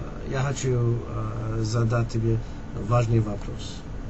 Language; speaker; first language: Russian; non-native, learner; English